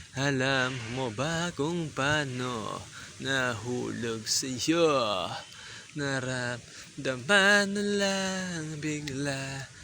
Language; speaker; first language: Filipino; native; Filipino